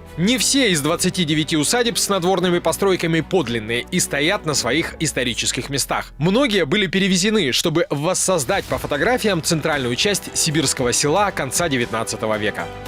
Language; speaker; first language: Russian; native; Russian